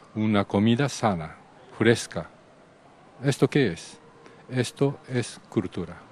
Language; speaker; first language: Spanish; non-native, learner; Japanese